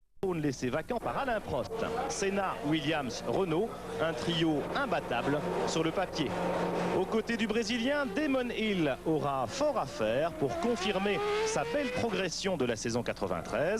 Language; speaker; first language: French; native; French